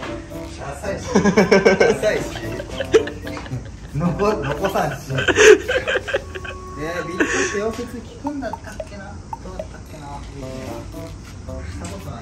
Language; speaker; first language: Japanese; native; Japanese